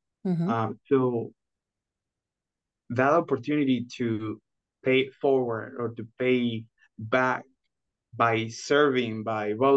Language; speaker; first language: English; non-native, fluent; Spanish